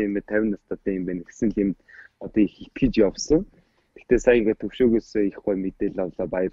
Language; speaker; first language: Mongolian; native; Mongolian